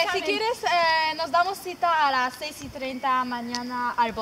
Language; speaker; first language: Spanish; non-native, learner; French